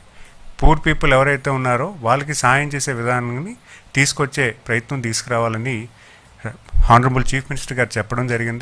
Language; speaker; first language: Telugu; native; Telugu